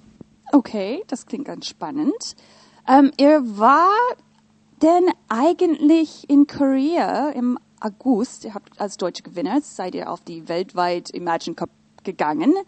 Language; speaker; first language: German; non-native, fluent; English